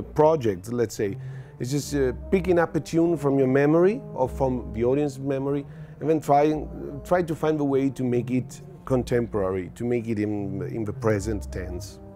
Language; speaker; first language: English; non-native, fluent; Italian